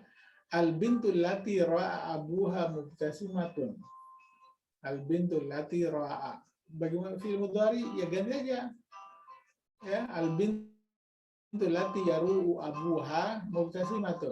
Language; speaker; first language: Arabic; non-native, fluent; Indonesian